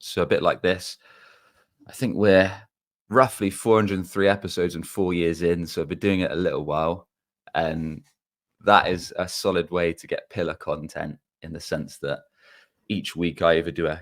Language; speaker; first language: English; native; English